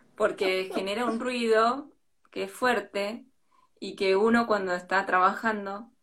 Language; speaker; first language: Spanish; native; Spanish